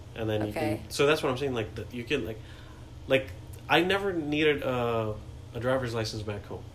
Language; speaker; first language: English; non-native, local second language; Hindi